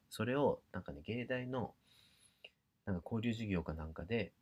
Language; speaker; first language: Japanese; native; Japanese